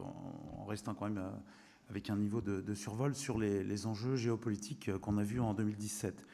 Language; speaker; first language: French; native; French